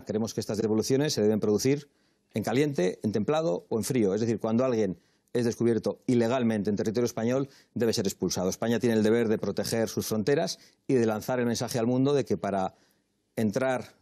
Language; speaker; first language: Spanish; native; Spanish